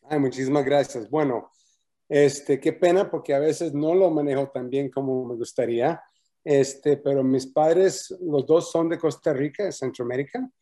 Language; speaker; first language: Spanish; early bilingual, heritage; Spanish